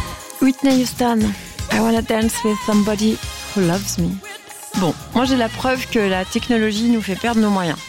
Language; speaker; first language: French; native; French